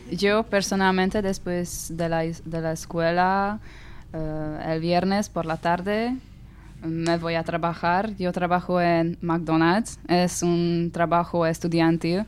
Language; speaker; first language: Spanish; non-native, learner; Hungarian